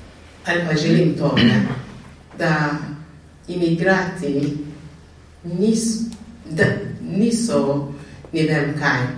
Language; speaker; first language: Slovenian; non-native, fluent; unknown